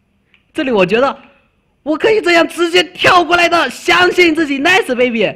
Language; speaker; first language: Chinese; native; Chinese